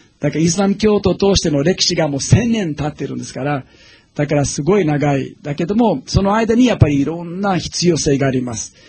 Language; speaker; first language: Japanese; non-native, fluent; English